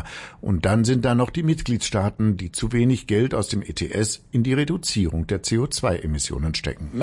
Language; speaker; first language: German; native; German